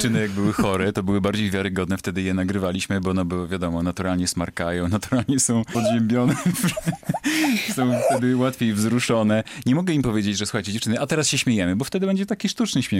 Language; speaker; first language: Polish; native; Polish